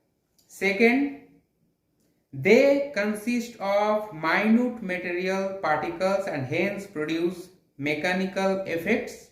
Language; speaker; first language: English; non-native, local second language; Hindi